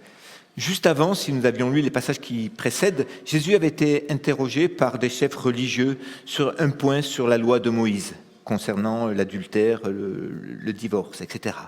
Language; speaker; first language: French; native; French